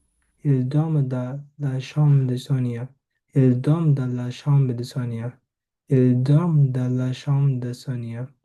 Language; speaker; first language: French; non-native, learner; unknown